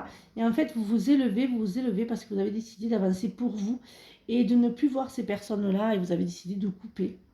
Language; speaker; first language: French; native; French